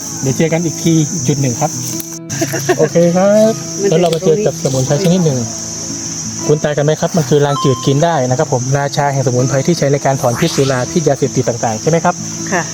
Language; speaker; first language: Thai; native; Thai